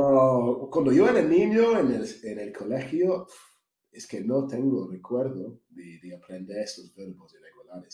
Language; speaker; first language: Spanish; non-native, fluent; English